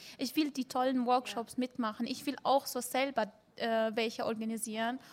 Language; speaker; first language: German; non-native, fluent; Arabic